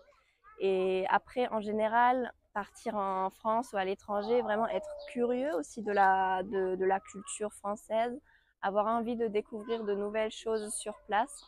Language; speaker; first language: French; non-native, fluent; German